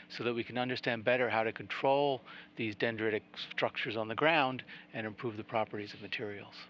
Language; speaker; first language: English; native; English